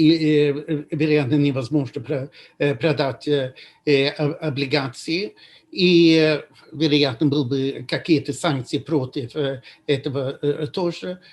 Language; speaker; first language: Russian; non-native, fluent; Swedish